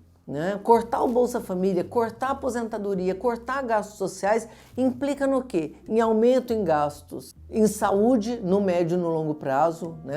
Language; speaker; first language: Portuguese; native; Portuguese